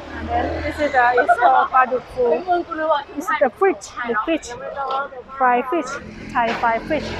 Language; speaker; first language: English; non-native, learner; Thai